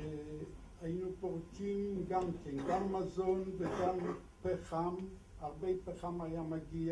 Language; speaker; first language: Hebrew; non-native, fluent; Polish